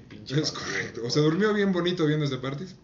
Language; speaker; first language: Spanish; native; Spanish